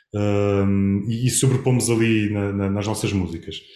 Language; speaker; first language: Portuguese; native; Portuguese